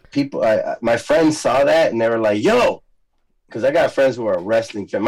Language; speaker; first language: English; early bilingual, other home language; Spanish